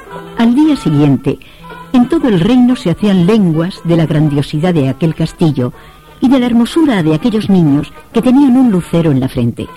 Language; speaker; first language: Spanish; native; Spanish